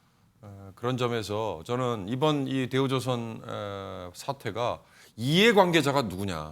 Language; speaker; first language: Korean; native; Korean